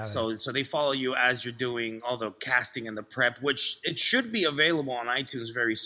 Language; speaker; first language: English; early bilingual, other home language; Spanish